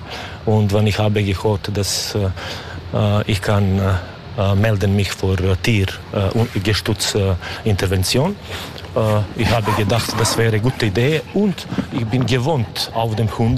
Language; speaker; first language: German; non-native, learner; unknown